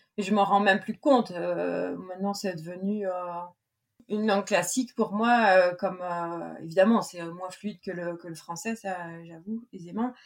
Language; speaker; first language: French; native; French